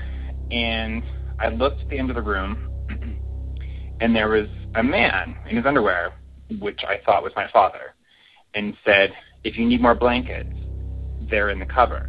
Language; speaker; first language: English; native; English